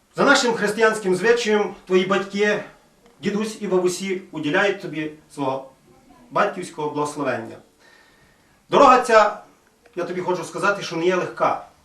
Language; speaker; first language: Ukrainian; native; Ukrainian